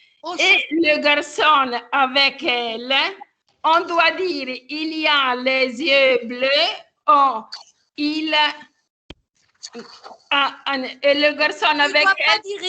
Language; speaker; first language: French; non-native, learner; Italian